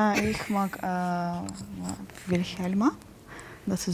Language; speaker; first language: German; non-native, learner; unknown